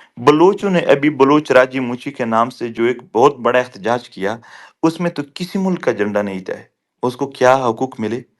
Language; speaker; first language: Urdu; non-native, local second language; Pashto